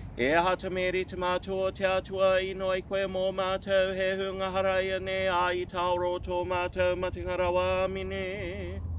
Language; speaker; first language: Māori; non-native, local second language; English